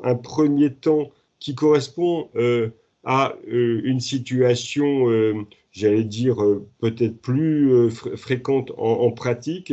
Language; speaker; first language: French; native; French